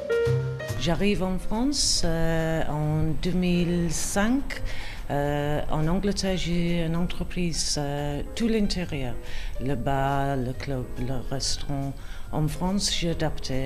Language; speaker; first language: French; non-native, learner; English